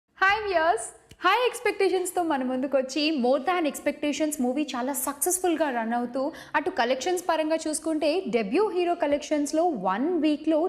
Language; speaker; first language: Telugu; native; Telugu